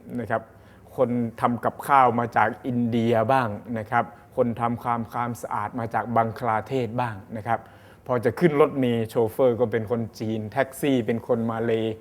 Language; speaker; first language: Thai; native; Thai